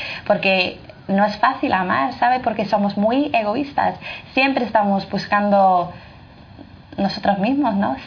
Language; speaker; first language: Spanish; non-native, fluent; French